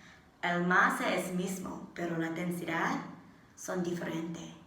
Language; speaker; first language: Spanish; non-native, learner; English